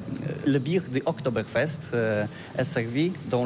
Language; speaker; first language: French; non-native, learner; Polish